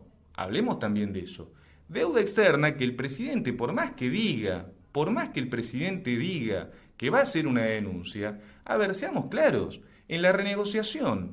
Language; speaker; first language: Spanish; native; Spanish